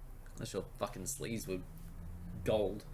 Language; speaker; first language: English; native; English